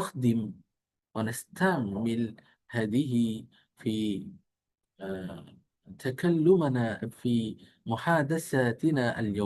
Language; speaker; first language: Arabic; non-native, fluent; Bangla